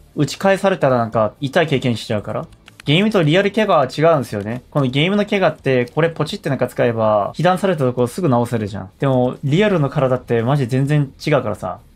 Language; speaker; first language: Japanese; non-native, fluent; Korean